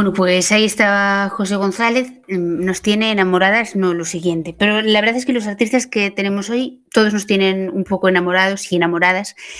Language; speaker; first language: Spanish; native; Spanish